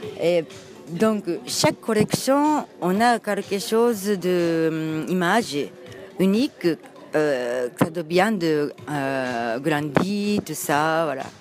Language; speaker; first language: French; non-native, learner; Japanese